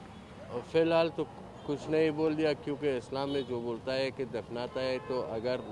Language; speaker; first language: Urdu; non-native, learner; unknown